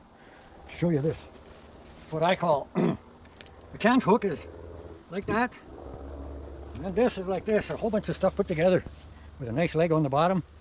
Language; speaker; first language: English; native; English